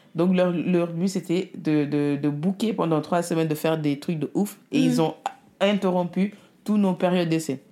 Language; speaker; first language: French; non-native, local second language; Wolof